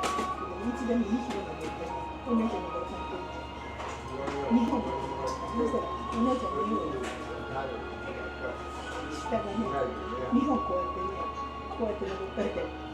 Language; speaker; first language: Japanese; native; Japanese